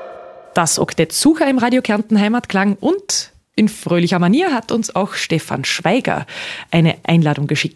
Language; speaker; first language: German; native; German